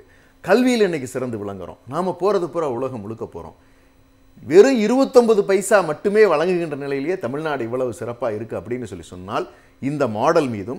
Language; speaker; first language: Tamil; native; Tamil